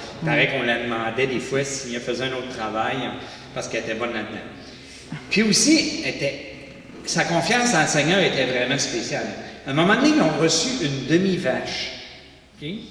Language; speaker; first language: French; native; French